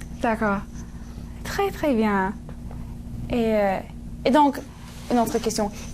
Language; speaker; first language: French; non-native, learner; English